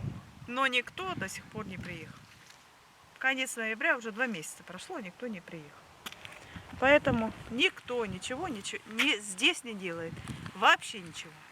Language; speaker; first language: Russian; native; Russian